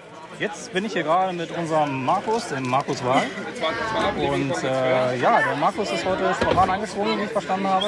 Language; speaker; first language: German; native; German